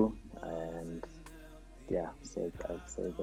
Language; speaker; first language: English; non-native, local second language; Xhosa